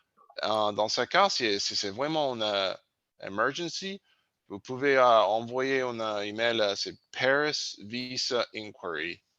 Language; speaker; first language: French; non-native, learner; English